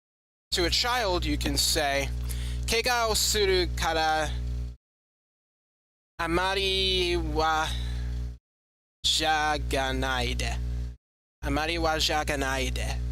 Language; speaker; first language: Japanese; non-native, learner; English